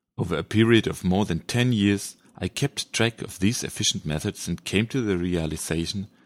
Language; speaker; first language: English; non-native, fluent; German